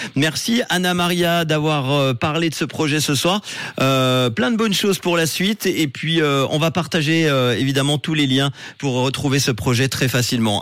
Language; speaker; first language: French; native; French